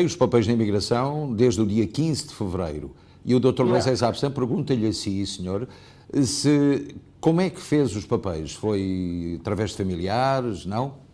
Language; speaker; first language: Portuguese; native; Portuguese